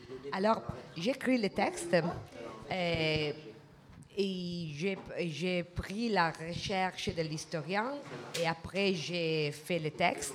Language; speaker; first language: French; non-native, fluent; Italian